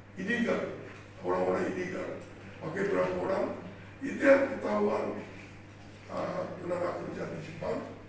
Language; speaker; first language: Indonesian; non-native, fluent; Japanese